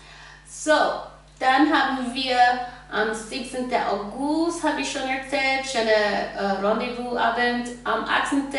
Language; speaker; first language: German; non-native, fluent; English